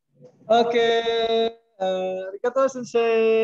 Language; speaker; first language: English; non-native, learner; Indonesian